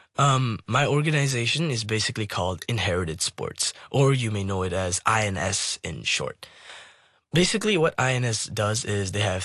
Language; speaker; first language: English; non-native, local second language; Nepali